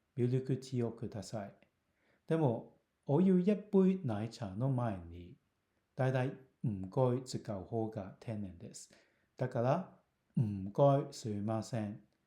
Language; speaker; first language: Japanese; non-native, fluent; Cantonese